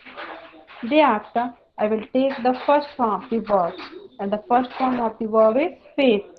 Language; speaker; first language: English; non-native, learner; Hindi